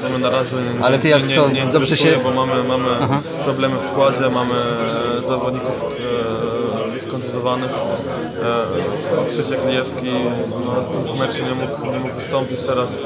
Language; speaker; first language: Polish; non-native, fluent; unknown